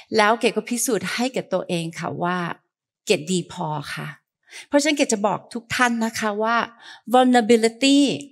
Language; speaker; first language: Thai; early bilingual, heritage; Thai